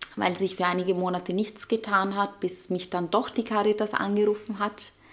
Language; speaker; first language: German; non-native, fluent; Italian